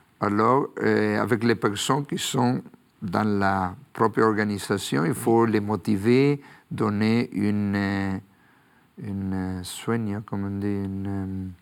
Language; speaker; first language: French; non-native, fluent; Spanish